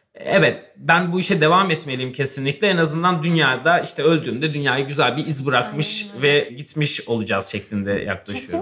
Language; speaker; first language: Turkish; native; Turkish